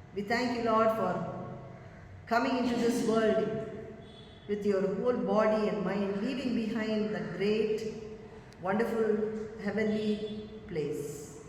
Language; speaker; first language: English; non-native, local second language; Tamil